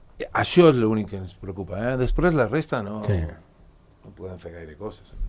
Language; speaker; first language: Catalan; non-native, fluent; Spanish